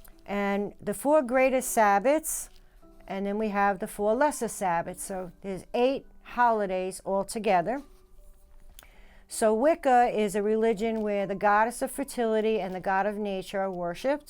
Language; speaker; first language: English; native; English